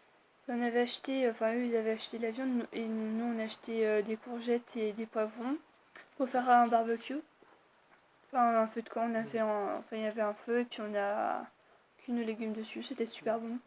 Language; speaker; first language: French; native; French